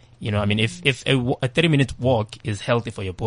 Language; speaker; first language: English; non-native, local second language; Zulu